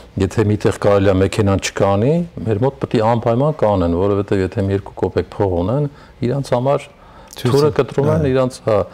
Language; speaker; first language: Armenian; native; Armenian